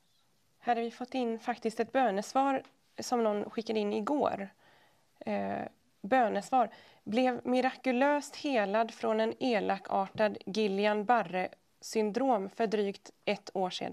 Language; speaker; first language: Swedish; native; Swedish